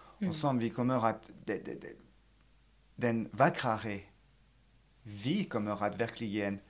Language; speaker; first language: Swedish; non-native, fluent; French